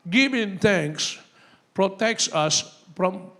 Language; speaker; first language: English; non-native, local second language; Filipino